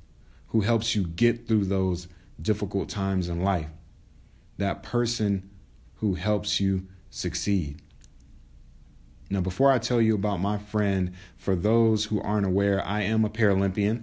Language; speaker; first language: English; native; English